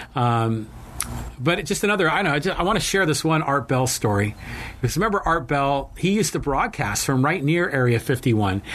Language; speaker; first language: English; native; English